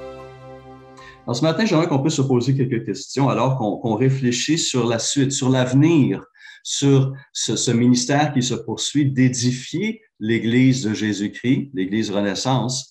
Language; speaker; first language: French; native; French